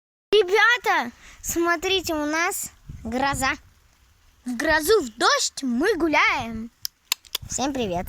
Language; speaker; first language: Russian; native; Russian